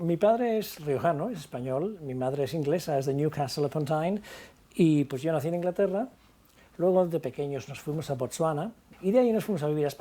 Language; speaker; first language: Spanish; native; Spanish